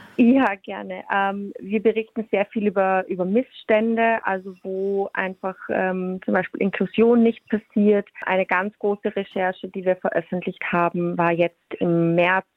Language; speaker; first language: German; native; German